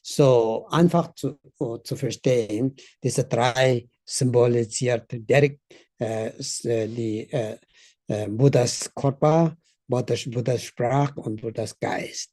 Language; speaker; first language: German; non-native, learner; Tibetan